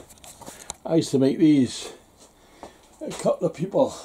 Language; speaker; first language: English; native; English